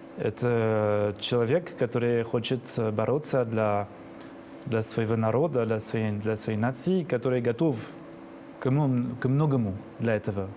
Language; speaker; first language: Russian; non-native, fluent; French